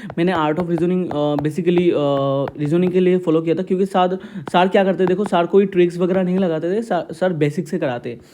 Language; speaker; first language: Hindi; non-native, local second language; Assamese